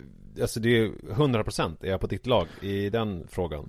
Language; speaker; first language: Swedish; native; Swedish